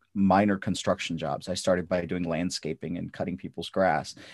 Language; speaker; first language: English; early bilingual, other home language; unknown